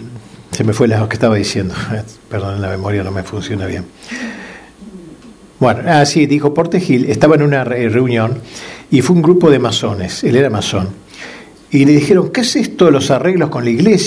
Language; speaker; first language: Spanish; native; Spanish